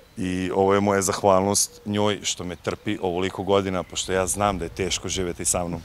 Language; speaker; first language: Serbian; native; Serbian